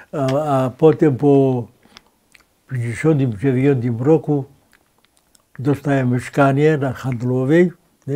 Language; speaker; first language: Polish; non-native, fluent; Greek